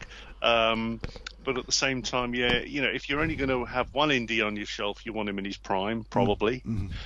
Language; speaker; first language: English; native; English